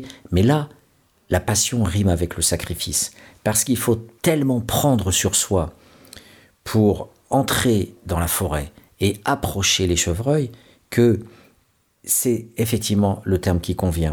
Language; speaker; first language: French; native; French